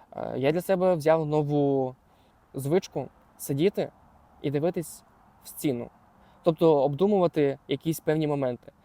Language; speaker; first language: Ukrainian; non-native, local second language; Russian